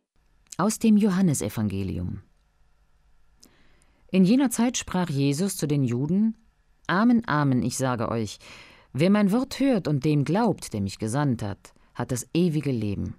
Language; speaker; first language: German; native; German